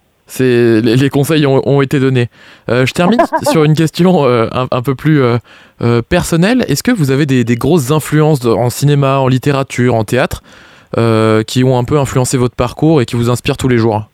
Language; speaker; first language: French; native; French